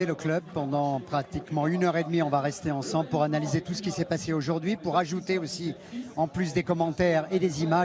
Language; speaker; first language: French; native; French